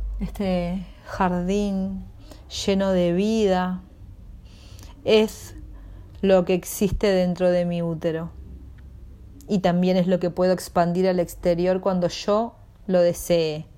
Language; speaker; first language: Spanish; native; Spanish